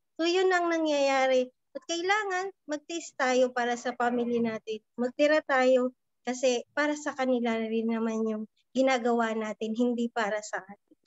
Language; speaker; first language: Filipino; native; Filipino